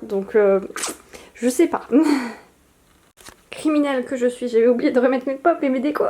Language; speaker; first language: French; native; French